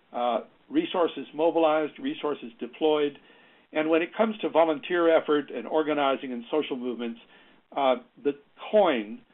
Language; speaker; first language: English; native; English